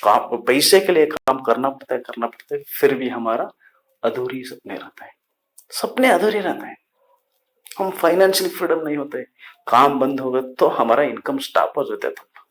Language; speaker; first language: Hindi; non-native, local second language; Kannada